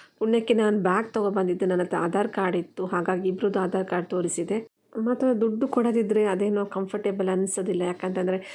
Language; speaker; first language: Kannada; non-native, local second language; Tulu